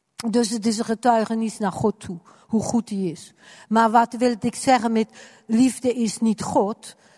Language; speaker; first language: Dutch; non-native, fluent; French